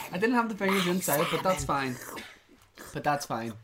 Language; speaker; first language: English; native; English